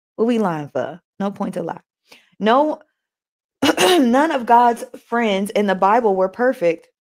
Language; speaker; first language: English; native; English